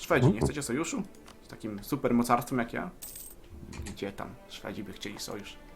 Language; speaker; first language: Polish; native; Polish